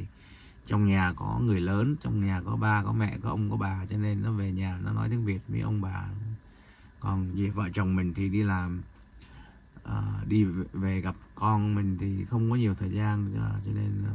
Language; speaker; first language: Vietnamese; early bilingual, heritage; Vietnamese